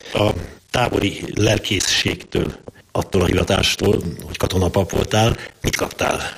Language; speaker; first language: Hungarian; native; Hungarian